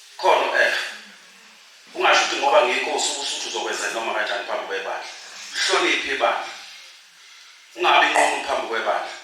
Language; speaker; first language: Zulu; native; Zulu